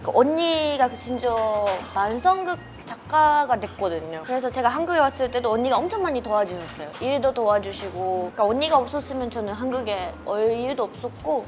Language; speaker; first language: Korean; non-native, fluent; Japanese